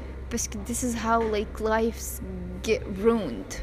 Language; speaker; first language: English; non-native, fluent; Arabic